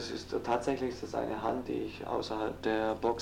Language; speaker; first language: German; native; German